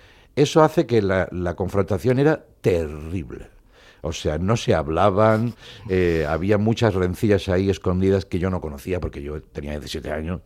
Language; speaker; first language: Spanish; non-native, local second language; Catalan